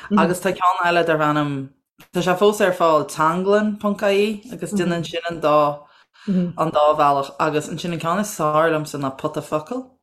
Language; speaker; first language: Irish; non-native, local second language; English